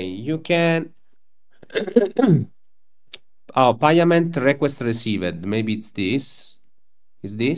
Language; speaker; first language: English; non-native, learner; Italian